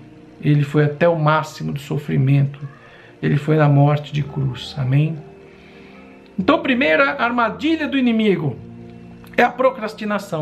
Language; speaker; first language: Portuguese; native; Portuguese